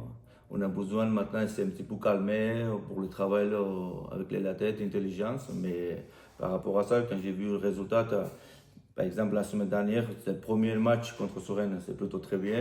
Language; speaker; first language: French; non-native, learner; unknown